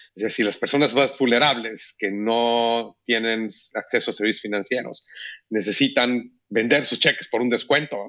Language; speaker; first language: Spanish; native; Spanish